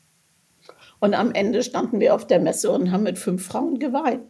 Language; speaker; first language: German; native; German